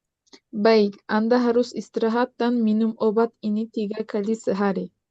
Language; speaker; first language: Indonesian; non-native, learner; Turkish